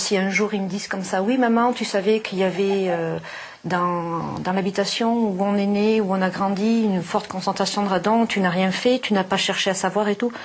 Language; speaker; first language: French; native; French